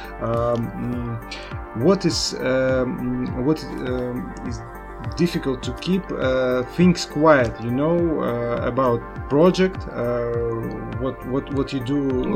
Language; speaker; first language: English; non-native, learner; Russian